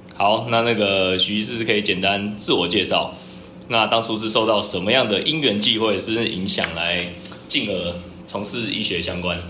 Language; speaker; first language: Chinese; native; Chinese